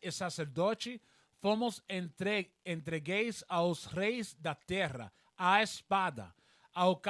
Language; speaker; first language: Portuguese; non-native, learner; Spanish